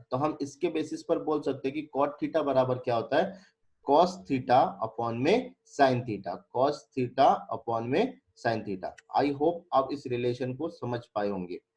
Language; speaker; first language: Hindi; native; Hindi